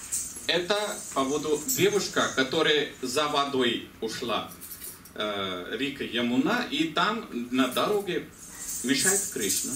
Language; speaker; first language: Russian; non-native, fluent; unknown